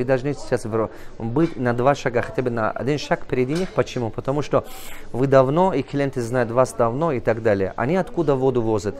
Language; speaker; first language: Russian; non-native, local second language; Tajik